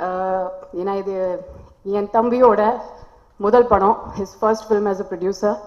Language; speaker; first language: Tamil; non-native, local second language; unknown